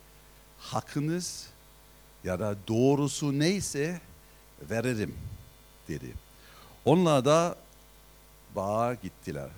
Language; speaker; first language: Turkish; non-native, fluent; German